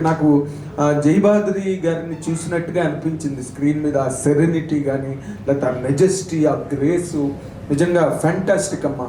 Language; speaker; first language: Telugu; native; Telugu